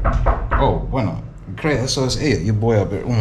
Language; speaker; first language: Spanish; non-native, learner; English